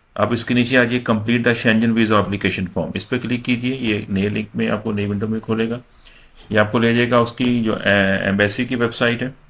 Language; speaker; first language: Urdu; non-native, local second language; Punjabi